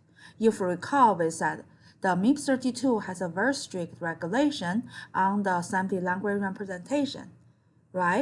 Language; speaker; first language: English; non-native, fluent; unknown